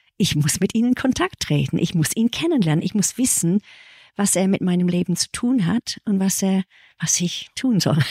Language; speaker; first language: German; early bilingual, heritage; English